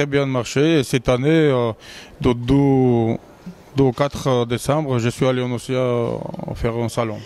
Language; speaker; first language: French; non-native, learner; Georgian